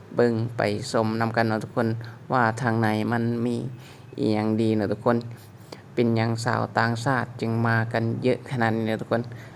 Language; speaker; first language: Thai; native; Thai